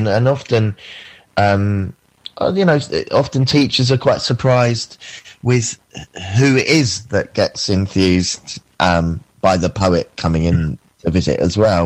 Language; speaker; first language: English; native; English